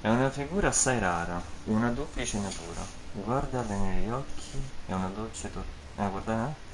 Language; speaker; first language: Italian; native; Italian